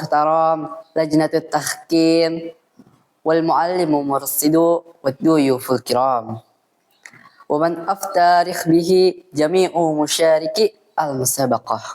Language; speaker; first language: Arabic; non-native, learner; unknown